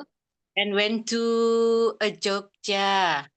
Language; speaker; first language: English; non-native, learner; Indonesian